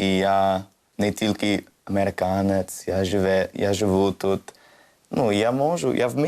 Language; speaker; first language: Ukrainian; non-native, learner; English